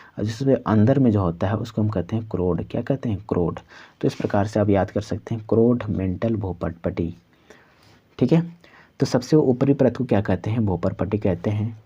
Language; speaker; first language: Hindi; non-native, local second language; Santali